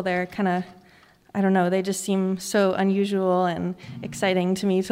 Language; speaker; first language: English; native; English